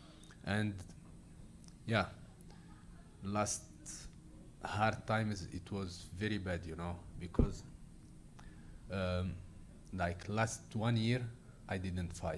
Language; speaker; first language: English; non-native, learner; Arabic